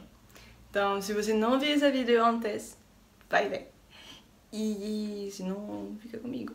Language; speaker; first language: Portuguese; non-native, learner; French